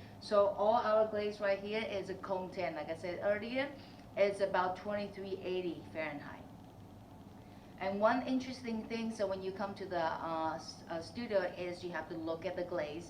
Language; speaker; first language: English; non-native, fluent; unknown